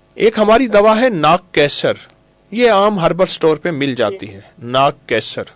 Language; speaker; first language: Urdu; native; Urdu